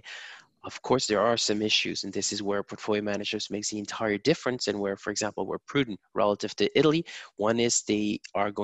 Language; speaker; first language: English; non-native, fluent; German